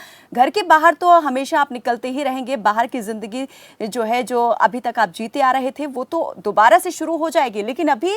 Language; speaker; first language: Hindi; native; Hindi